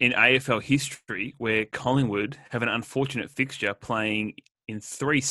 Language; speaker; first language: English; native; English